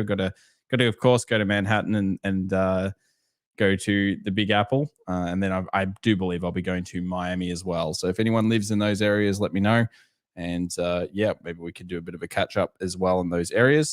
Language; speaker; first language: English; native; English